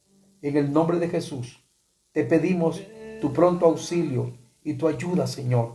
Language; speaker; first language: Spanish; native; Spanish